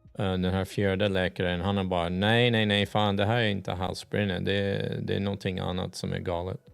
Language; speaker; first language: Swedish; non-native, learner; English